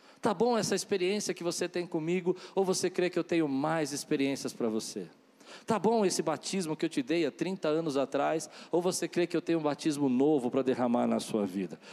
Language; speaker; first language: Portuguese; native; Portuguese